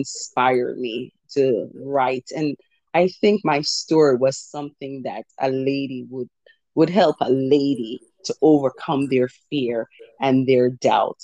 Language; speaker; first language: English; early bilingual, other home language; Jamaican Creole English